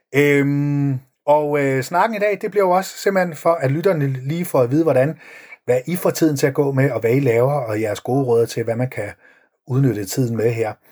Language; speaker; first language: Danish; native; Danish